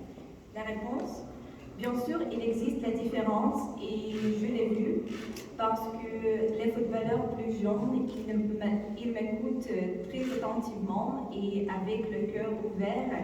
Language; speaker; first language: French; non-native, fluent; Ukrainian